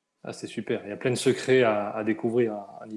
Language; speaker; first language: French; native; French